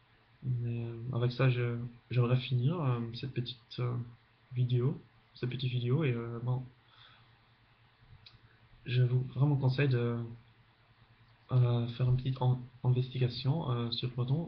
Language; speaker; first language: French; non-native, fluent; Dutch